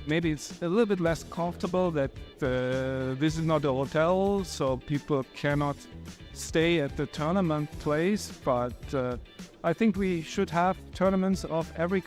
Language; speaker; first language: English; non-native, fluent; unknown